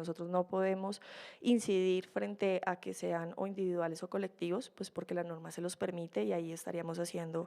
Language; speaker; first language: Spanish; native; Spanish